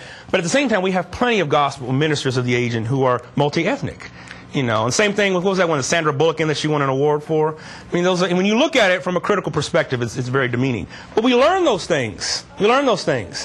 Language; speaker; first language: English; native; English